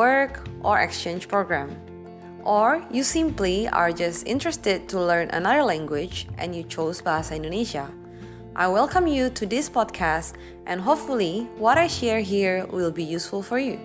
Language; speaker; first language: English; non-native, fluent; Indonesian